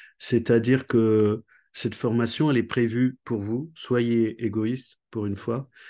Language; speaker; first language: French; native; French